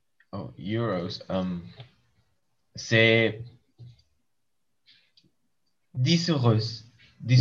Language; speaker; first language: French; non-native, learner; English